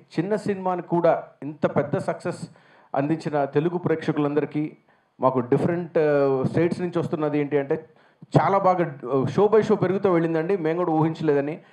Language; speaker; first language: Telugu; native; Telugu